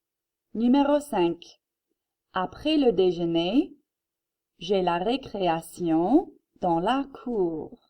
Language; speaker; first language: French; non-native, fluent; English